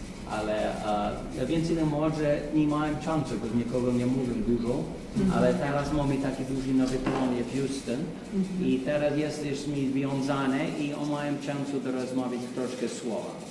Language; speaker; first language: Polish; early bilingual, heritage; English